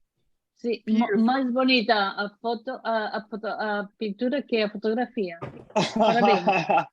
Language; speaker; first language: Portuguese; non-native, fluent; Spanish